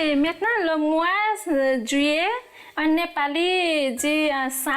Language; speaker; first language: French; non-native, learner; Nepali